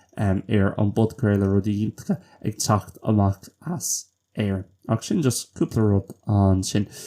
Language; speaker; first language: Irish; non-native, local second language; English